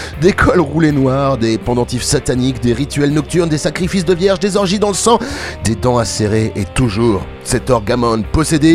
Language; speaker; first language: French; native; French